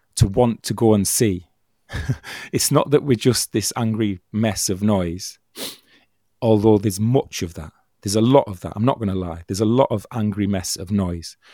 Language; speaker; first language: English; native; English